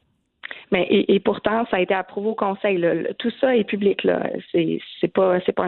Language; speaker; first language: French; native; French